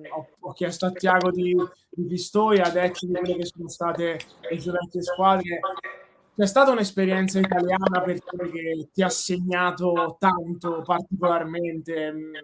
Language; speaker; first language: Italian; native; Italian